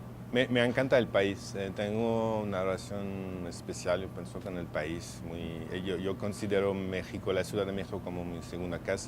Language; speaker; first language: Spanish; non-native, fluent; French